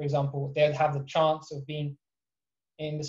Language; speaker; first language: English; early bilingual, other home language; Portuguese